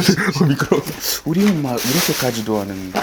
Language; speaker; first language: Korean; non-native, fluent; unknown